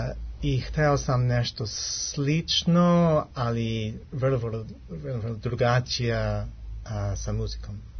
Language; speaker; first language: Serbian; non-native, learner; English